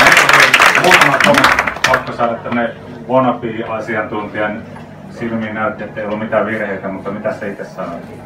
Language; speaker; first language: Finnish; native; Finnish